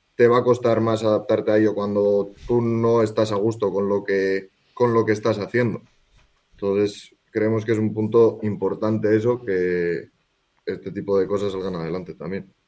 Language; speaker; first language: Spanish; native; Spanish